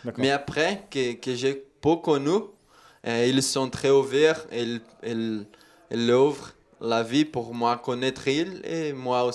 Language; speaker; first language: French; non-native, learner; Portuguese